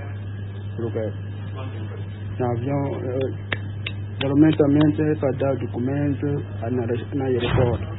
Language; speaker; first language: Portuguese; non-native, learner; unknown